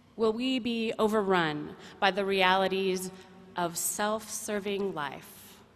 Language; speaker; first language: English; native; English